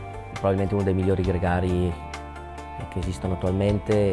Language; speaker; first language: Italian; native; Italian